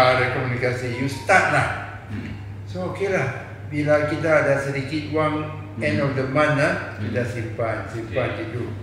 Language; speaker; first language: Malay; non-native, local second language; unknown